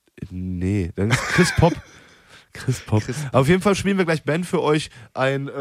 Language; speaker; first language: German; native; German